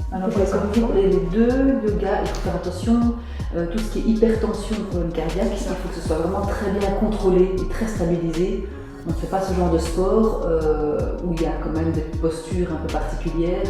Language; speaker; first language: French; native; French